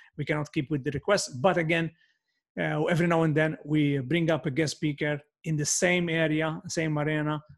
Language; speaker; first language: English; non-native, fluent; Maltese